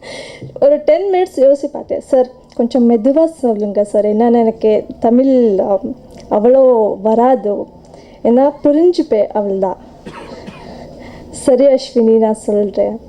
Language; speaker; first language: Tamil; non-native, learner; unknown